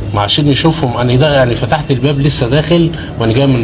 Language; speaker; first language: Arabic; native; Arabic